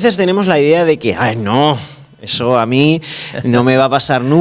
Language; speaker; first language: Spanish; native; Spanish